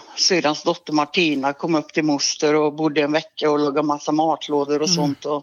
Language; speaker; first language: Swedish; native; Swedish